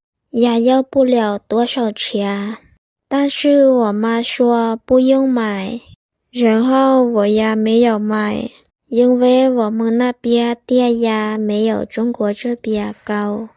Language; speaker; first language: Chinese; non-native, fluent; Lao